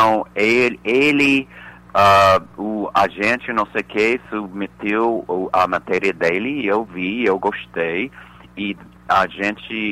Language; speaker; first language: Portuguese; non-native, fluent; English